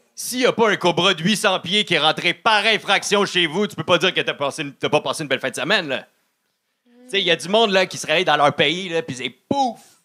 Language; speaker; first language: French; native; French